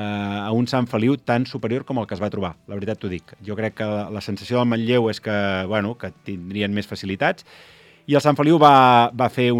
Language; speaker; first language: Catalan; native; Catalan